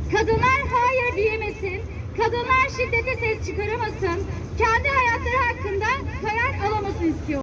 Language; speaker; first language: Turkish; native; Turkish